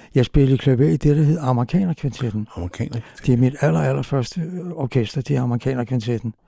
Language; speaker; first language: Danish; native; Danish